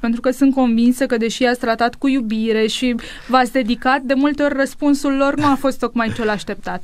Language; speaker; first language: Romanian; native; Romanian